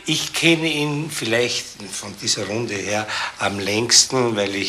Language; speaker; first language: German; native; German